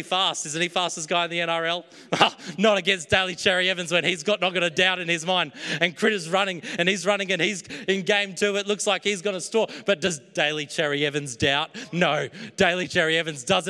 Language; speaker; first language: English; native; English